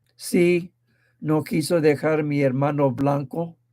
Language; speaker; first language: Spanish; early bilingual, heritage; Spanish